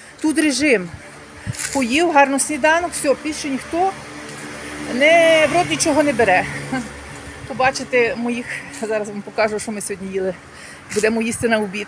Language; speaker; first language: Ukrainian; native; Ukrainian